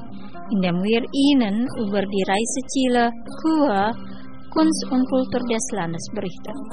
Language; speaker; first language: German; non-native, fluent; Indonesian